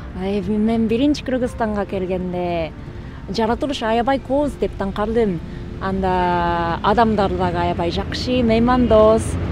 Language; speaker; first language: Kyrgyz; non-native, learner; Japanese